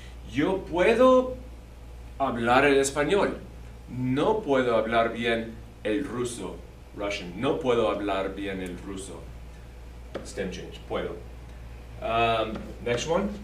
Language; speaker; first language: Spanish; non-native, fluent; English